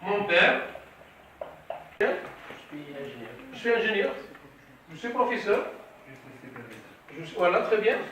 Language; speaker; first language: French; non-native, local second language; Arabic